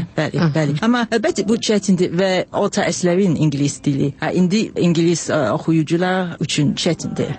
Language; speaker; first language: Azerbaijani; non-native, learner; English